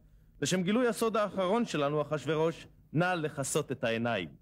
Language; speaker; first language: Hebrew; native; Hebrew